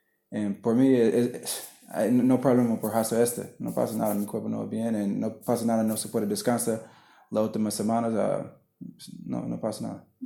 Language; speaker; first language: Spanish; non-native, learner; English